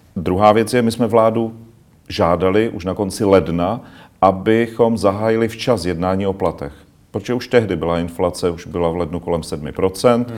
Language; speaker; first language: Czech; native; Czech